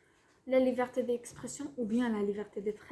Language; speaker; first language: French; non-native, fluent; Spanish